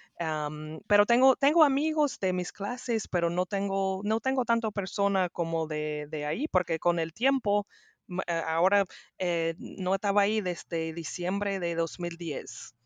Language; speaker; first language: Spanish; non-native, learner; English